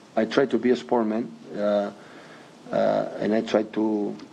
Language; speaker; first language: English; non-native, fluent; Catalan